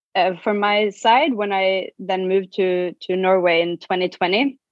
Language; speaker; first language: English; non-native, fluent; Norwegian